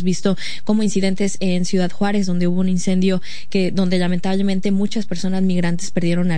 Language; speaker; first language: Spanish; native; Spanish